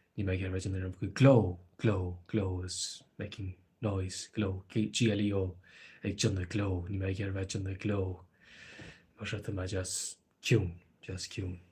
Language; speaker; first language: Irish; native; Irish